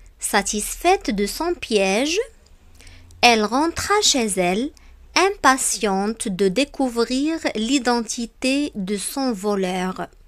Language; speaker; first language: French; non-native, local second language; Arabic